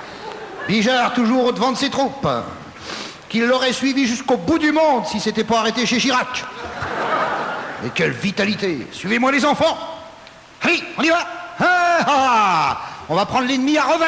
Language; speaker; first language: French; native; French